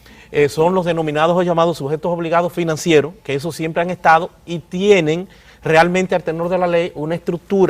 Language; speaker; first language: Spanish; native; Spanish